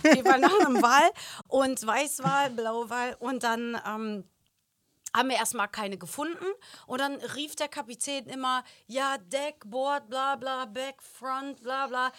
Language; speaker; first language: German; native; German